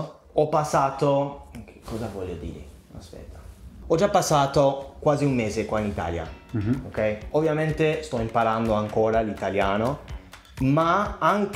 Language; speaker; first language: Italian; non-native, fluent; English